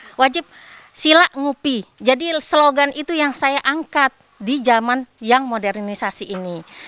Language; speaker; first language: Indonesian; non-native, local second language; Sasak